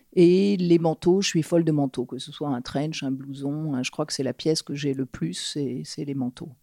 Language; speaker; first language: French; native; French